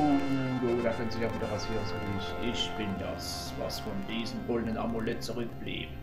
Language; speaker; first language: German; native; German